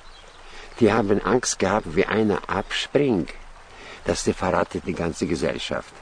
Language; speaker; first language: German; non-native, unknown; Russian